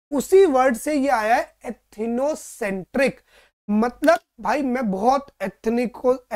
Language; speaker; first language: Hindi; native; Hindi